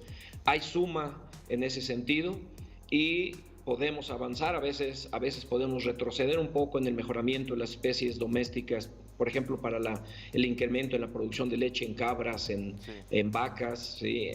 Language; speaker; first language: Spanish; native; Spanish